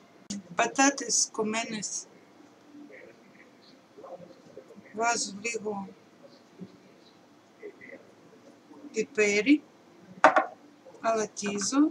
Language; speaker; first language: Greek; non-native, learner; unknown